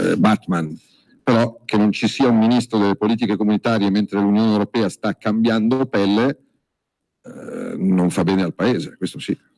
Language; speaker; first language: Italian; native; Italian